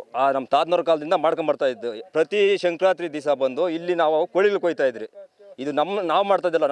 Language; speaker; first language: Kannada; native; Kannada